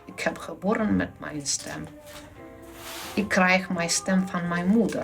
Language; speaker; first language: Dutch; non-native, learner; Ukrainian